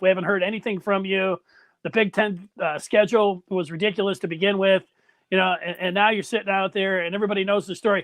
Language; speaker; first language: English; native; English